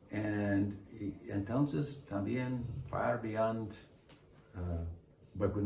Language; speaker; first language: Spanish; non-native, learner; English